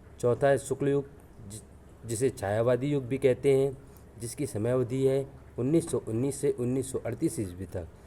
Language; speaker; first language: Hindi; native; Hindi